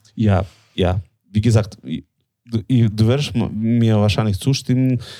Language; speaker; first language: German; non-native, fluent; Russian